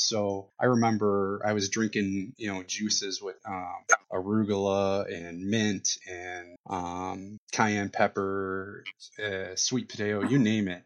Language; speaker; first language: English; native; English